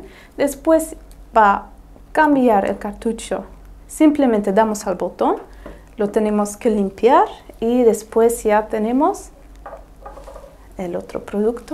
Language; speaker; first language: Spanish; non-native, fluent; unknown